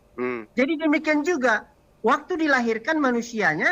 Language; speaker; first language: Indonesian; native; Indonesian